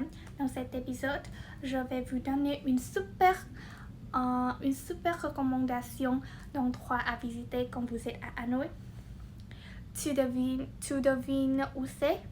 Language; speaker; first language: French; non-native, learner; Vietnamese